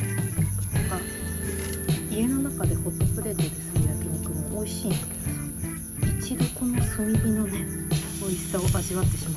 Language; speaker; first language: Japanese; native; Japanese